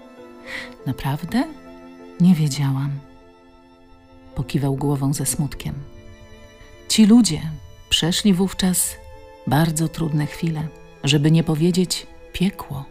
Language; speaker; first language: Polish; native; Polish